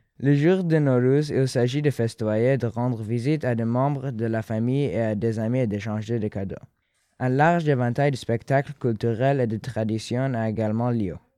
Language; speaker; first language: French; non-native, fluent; Persian